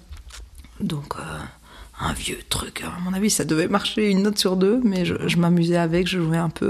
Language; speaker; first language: French; native; French